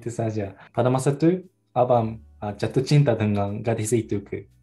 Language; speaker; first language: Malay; non-native, learner; Japanese